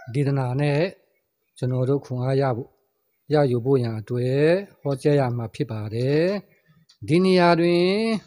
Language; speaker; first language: Burmese; non-native, local second language; Hakha Chin